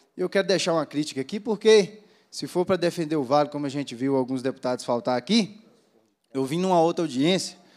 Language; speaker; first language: Portuguese; native; Portuguese